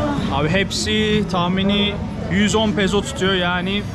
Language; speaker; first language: Turkish; native; Turkish